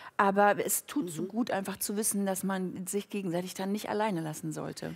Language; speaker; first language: German; native; German